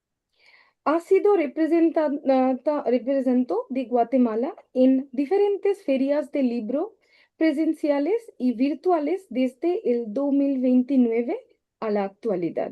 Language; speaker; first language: Spanish; non-native, learner; Bangla